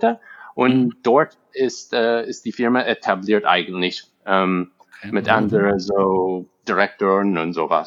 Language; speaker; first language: German; non-native, fluent; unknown